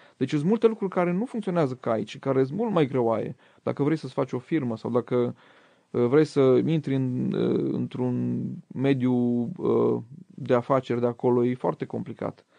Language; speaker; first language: Romanian; native; Romanian